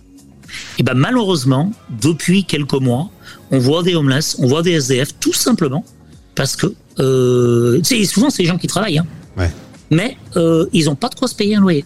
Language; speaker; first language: French; native; French